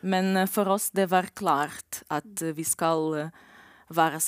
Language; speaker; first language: Norwegian; non-native, learner; Romanian